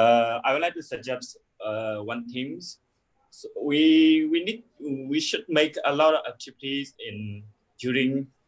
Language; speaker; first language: English; non-native, learner; Burmese